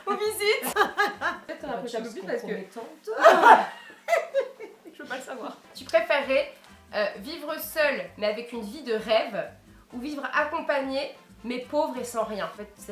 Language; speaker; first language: French; native; French